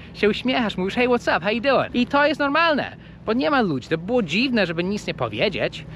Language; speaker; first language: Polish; non-native, fluent; English